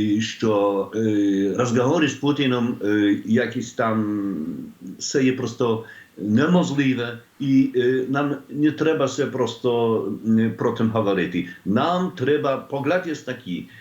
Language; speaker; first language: Ukrainian; non-native, learner; Polish